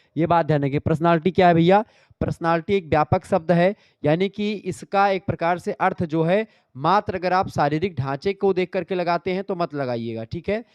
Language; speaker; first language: Hindi; native; Hindi